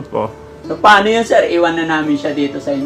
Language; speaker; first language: Filipino; native; Filipino